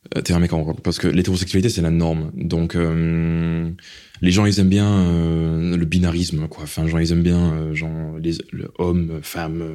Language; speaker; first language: French; non-native, fluent; English